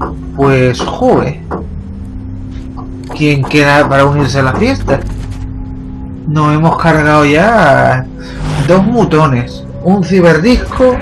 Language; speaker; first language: Spanish; native; Spanish